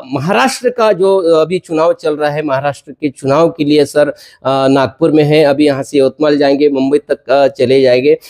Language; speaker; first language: Hindi; non-native, local second language; Marathi